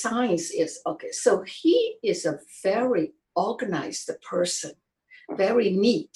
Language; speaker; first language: English; non-native, fluent; Chinese